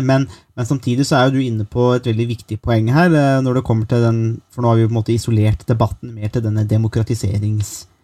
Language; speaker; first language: Norwegian; native; Norwegian